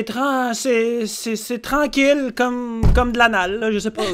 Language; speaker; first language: French; native; French